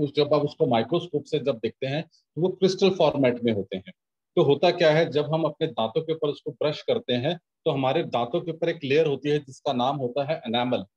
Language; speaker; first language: Hindi; native; Hindi